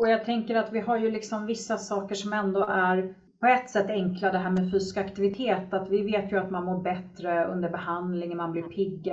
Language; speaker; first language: Swedish; native; Swedish